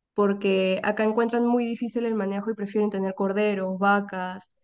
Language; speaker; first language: Spanish; native; Spanish